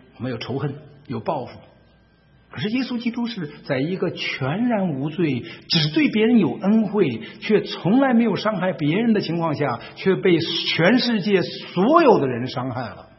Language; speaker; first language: Chinese; native; Chinese